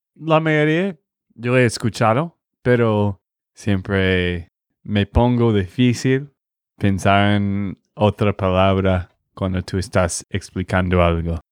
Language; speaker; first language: Spanish; non-native, learner; English